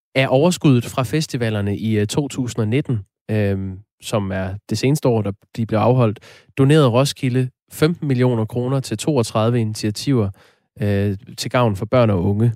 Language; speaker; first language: Danish; native; Danish